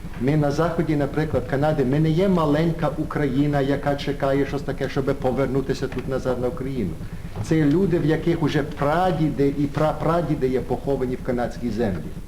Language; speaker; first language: Ukrainian; early bilingual, heritage; Ukrainian